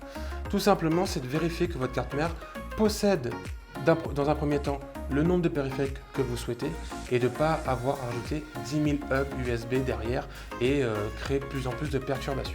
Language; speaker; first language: French; native; French